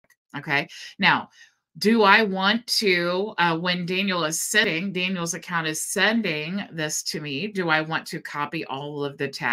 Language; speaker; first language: English; native; English